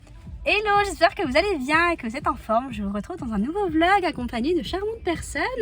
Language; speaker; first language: French; native; French